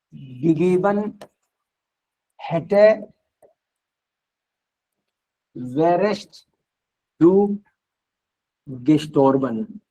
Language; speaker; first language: German; non-native, fluent; Hindi